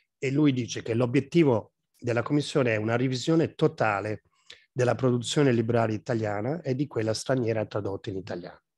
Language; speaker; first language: Italian; non-native, fluent; English